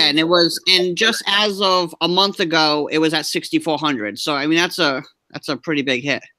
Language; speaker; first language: English; native; English